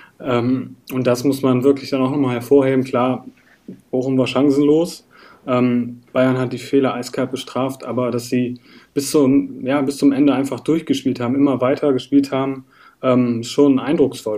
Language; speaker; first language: German; native; German